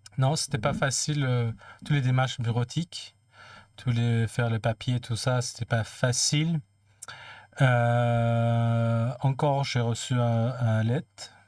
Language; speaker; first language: French; non-native, fluent; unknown